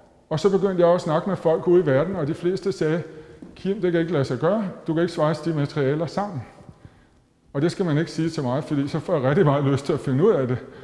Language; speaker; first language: Danish; native; Danish